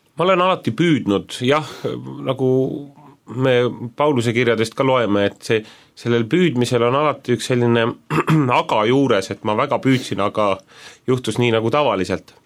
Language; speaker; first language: Estonian; native; Estonian